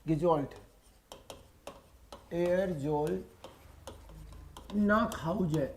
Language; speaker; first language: German; non-native, fluent; Hindi